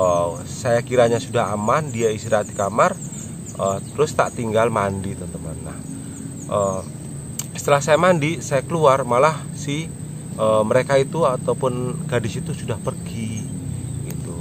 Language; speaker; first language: Indonesian; native; Indonesian